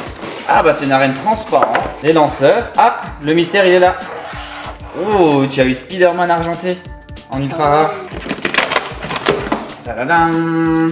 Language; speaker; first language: French; native; French